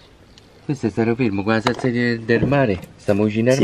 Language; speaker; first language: Italian; native; Italian